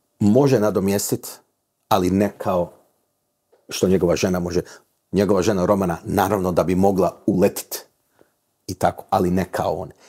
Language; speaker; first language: Croatian; early bilingual, heritage; Croatian